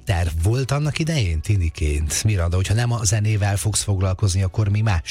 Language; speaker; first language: Hungarian; native; Hungarian